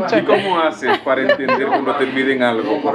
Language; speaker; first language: Spanish; non-native, fluent; Haitian Creole